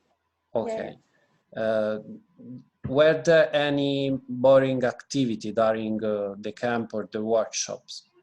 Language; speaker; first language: English; non-native, fluent; Italian